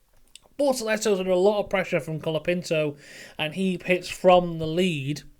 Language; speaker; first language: English; native; English